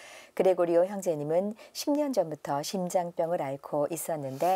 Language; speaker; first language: Korean; native; Korean